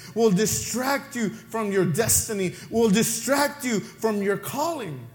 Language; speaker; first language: English; non-native, fluent; Spanish